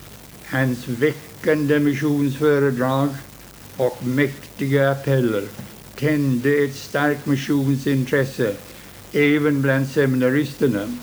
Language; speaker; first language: Swedish; early bilingual, heritage; Swedish